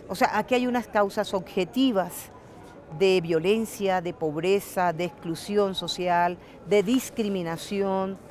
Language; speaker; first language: Spanish; native; Spanish